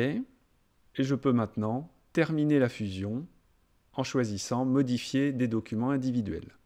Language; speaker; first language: French; native; French